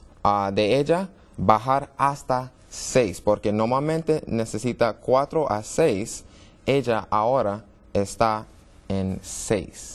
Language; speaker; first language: Spanish; non-native, learner; English